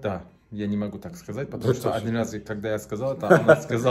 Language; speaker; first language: Russian; non-native, learner; Turkish